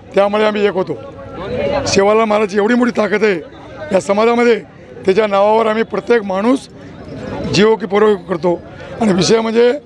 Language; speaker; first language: Marathi; non-native, local second language; Lambadi